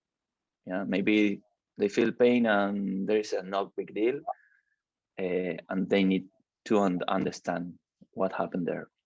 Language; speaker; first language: English; non-native, learner; Spanish